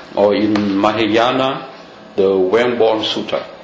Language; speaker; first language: English; non-native, fluent; Vietnamese